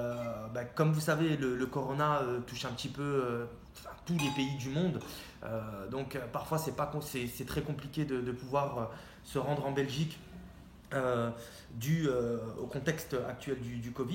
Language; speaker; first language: French; native; French